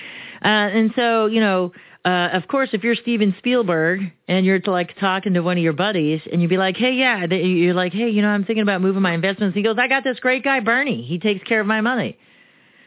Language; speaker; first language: English; early bilingual, other home language; Romanian